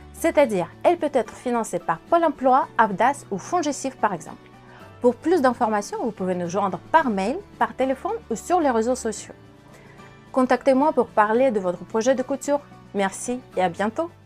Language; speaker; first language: French; non-native, fluent; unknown